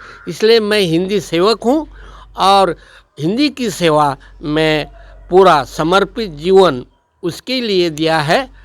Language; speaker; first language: Hindi; non-native, local second language; Marathi